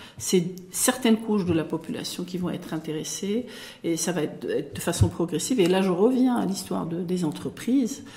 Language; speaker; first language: French; non-native, local second language; Arabic